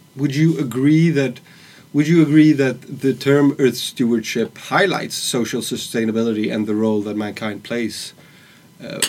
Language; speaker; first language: English; non-native, fluent; Swedish